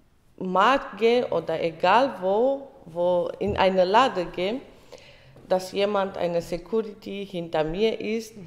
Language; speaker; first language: German; early bilingual, other home language; Romany